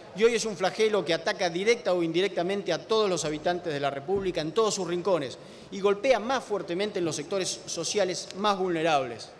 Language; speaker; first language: Spanish; native; Spanish